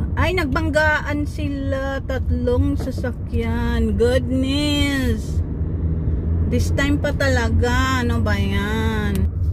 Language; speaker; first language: Filipino; non-native, local second language; Cebuano